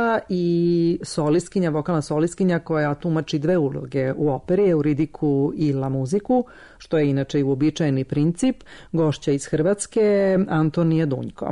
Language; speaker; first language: Serbian; native; Serbian